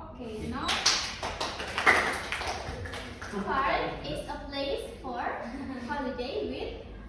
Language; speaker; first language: English; non-native, fluent; Indonesian